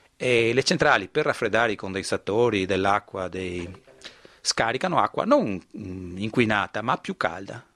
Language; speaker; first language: Italian; native; Italian